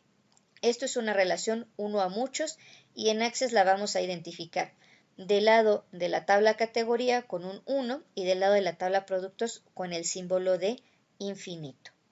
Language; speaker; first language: Spanish; native; Spanish